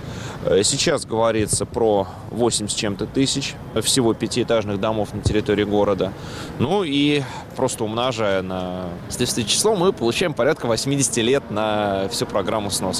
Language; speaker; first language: Russian; native; Russian